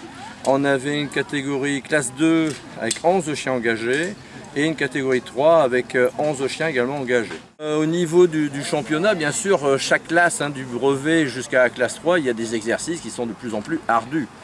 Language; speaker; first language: French; native; French